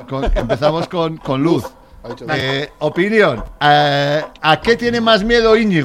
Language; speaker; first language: Spanish; native; Spanish